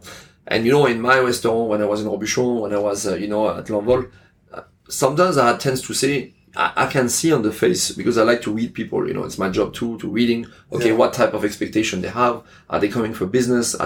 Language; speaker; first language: English; non-native, fluent; French